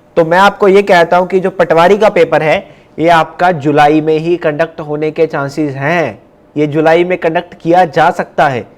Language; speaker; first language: Hindi; non-native, local second language; Punjabi